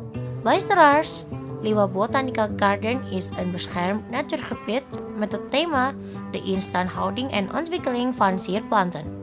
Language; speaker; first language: Dutch; non-native, fluent; Indonesian